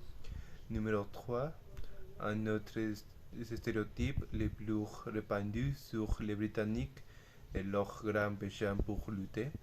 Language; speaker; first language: French; non-native, learner; Spanish